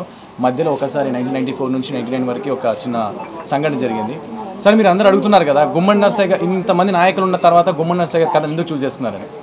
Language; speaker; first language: Telugu; native; Telugu